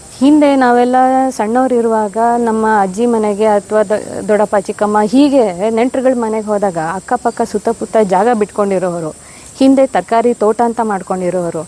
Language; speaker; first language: Kannada; native; Kannada